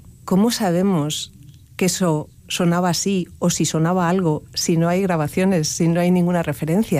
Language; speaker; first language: Spanish; native; Spanish